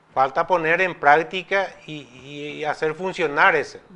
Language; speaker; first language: Spanish; native; Spanish